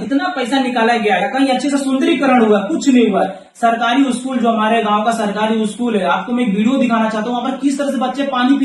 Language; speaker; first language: Hindi; native; Hindi